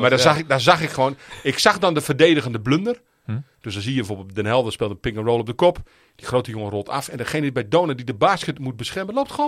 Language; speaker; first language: Dutch; native; Dutch